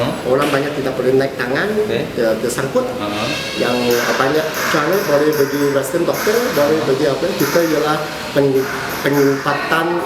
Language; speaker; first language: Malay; non-native, local second language; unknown